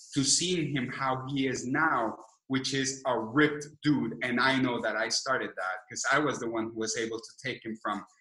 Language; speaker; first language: English; non-native, fluent; Spanish